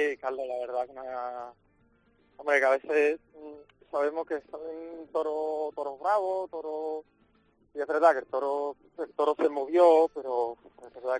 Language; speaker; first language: Spanish; native; Spanish